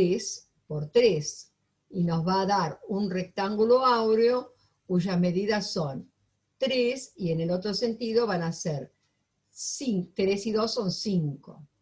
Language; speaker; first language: Spanish; native; Spanish